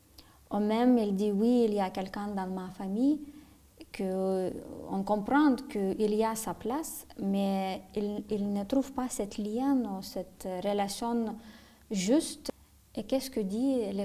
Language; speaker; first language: French; non-native, fluent; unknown